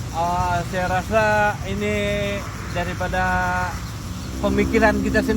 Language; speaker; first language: Malay; native; Malay